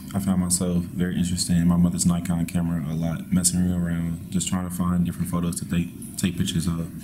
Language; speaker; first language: English; native; English